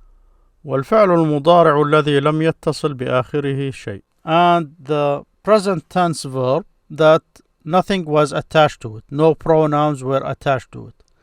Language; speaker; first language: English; non-native, fluent; Arabic